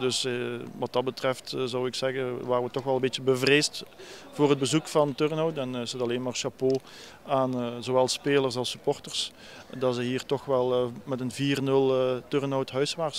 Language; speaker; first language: Dutch; native; Dutch